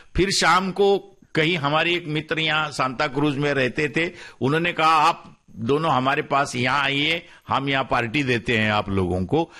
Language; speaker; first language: Hindi; non-native, local second language; Marathi